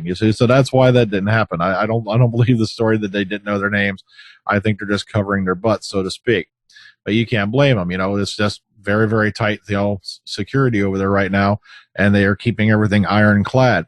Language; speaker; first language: English; native; English